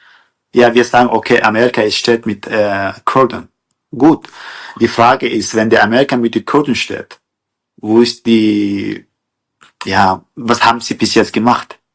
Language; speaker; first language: German; non-native, fluent; Kurdish